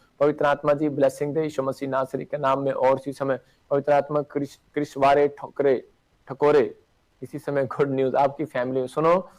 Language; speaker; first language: Hindi; non-native, local second language; Punjabi